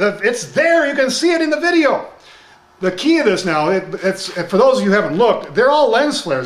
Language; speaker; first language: English; native; English